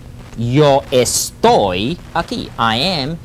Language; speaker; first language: Spanish; non-native, fluent; English